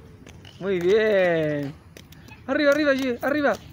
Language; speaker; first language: Spanish; native; Spanish